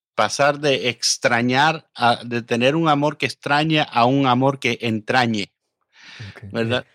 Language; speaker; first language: Spanish; native; Spanish